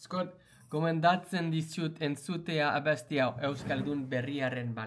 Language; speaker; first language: Basque; non-native, learner; English